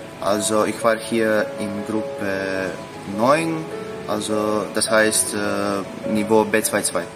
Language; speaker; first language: German; non-native, fluent; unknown